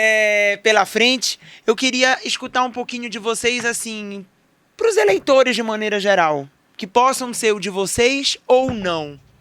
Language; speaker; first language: Portuguese; native; Portuguese